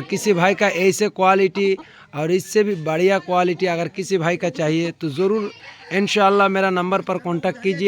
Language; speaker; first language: Hindi; non-native, local second language; Bangla